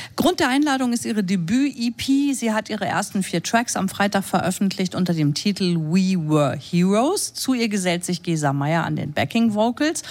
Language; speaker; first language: German; native; German